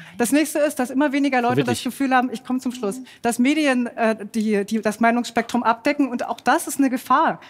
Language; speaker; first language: German; native; German